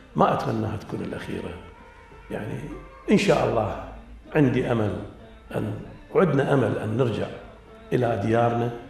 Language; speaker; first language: Arabic; native; Arabic